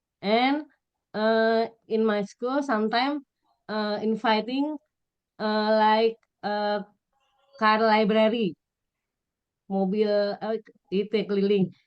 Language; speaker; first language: English; non-native, learner; Indonesian